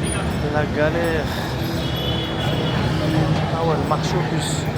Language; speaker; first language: French; native; French